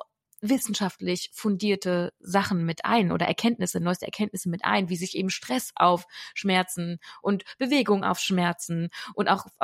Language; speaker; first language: German; native; German